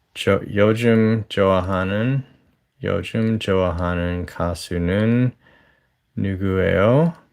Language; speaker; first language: Korean; non-native, learner; English